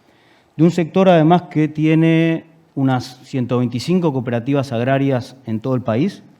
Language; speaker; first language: Spanish; native; Spanish